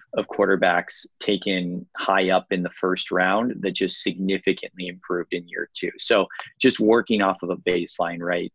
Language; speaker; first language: English; native; English